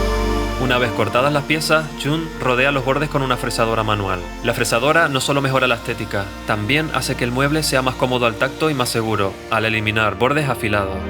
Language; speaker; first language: Spanish; native; Spanish